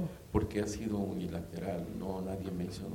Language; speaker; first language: Spanish; native; Spanish